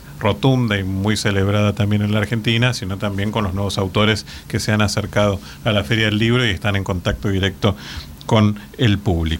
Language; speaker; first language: Spanish; native; Spanish